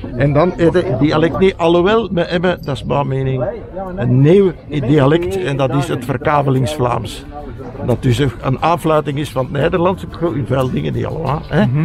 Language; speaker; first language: Dutch; native; Dutch